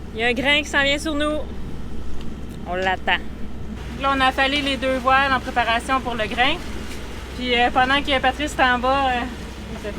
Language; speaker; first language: French; native; French